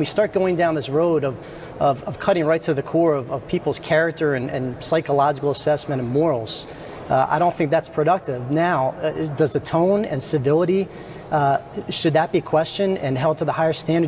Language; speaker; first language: English; native; English